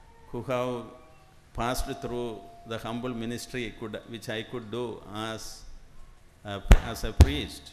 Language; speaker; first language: English; non-native, local second language; Malayalam